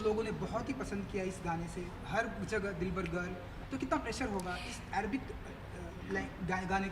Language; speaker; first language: Hindi; native; Hindi